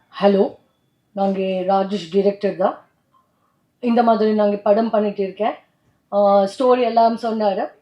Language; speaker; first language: Tamil; non-native, learner; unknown